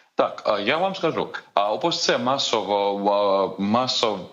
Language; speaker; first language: Ukrainian; non-native, fluent; Georgian